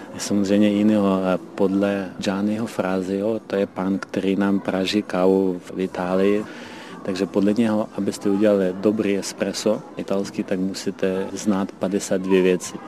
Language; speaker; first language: Czech; non-native, fluent; Ukrainian